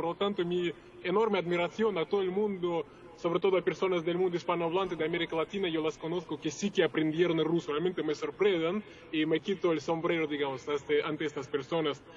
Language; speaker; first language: Spanish; non-native, fluent; Russian